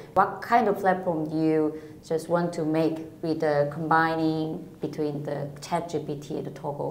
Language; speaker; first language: English; non-native, fluent; Korean